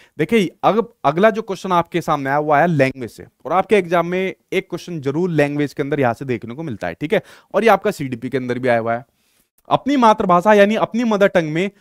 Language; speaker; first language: Hindi; native; Hindi